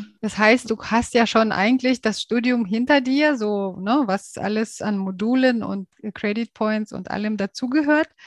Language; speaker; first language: German; native; German